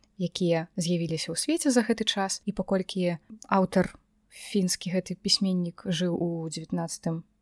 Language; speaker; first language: Belarusian; non-native, local second language; Russian